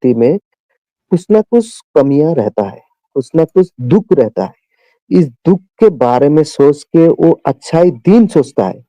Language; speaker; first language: Hindi; non-native, local second language; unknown